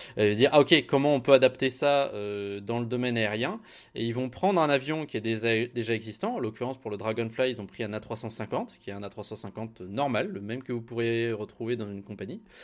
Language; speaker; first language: French; native; French